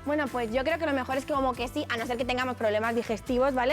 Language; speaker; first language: Spanish; native; Spanish